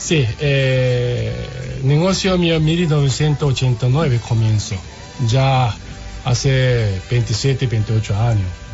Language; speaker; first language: Spanish; non-native, learner; Japanese